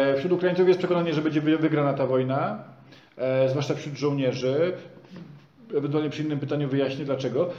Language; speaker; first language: Polish; native; Polish